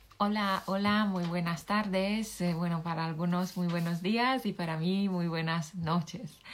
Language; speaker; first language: Spanish; non-native, fluent; Polish